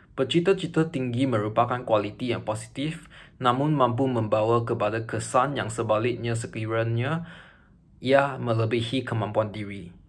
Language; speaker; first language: Malay; non-native, local second language; Chinese